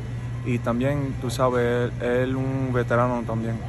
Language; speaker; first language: Spanish; early bilingual, heritage; Spanish